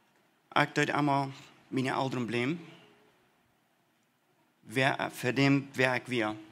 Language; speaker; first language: German; non-native, learner; Plautdietsch